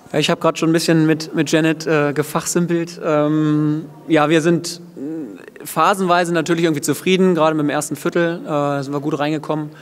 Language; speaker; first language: German; native; German